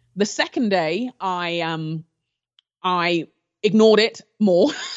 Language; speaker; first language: English; native; English